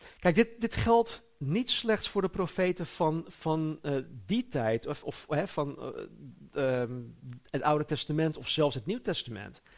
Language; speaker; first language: Dutch; native; Dutch